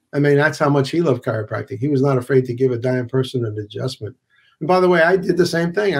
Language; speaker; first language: English; native; English